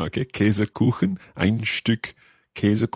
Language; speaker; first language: German; non-native, learner; English